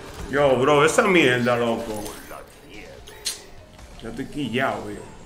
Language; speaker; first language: Spanish; native; Spanish